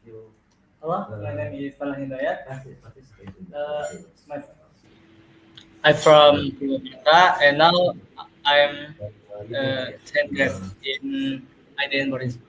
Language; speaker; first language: English; non-native, learner; Indonesian